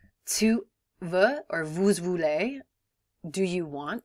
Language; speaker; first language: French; non-native, fluent; English